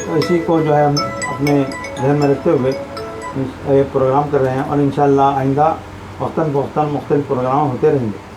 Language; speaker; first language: Urdu; non-native, local second language; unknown